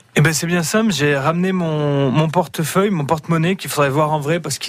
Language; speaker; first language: French; native; French